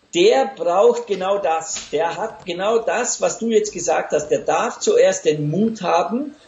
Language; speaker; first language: German; native; German